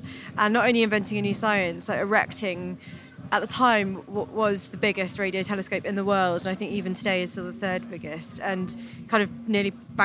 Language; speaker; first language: English; native; English